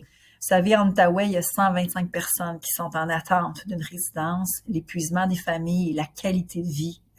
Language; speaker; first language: French; native; French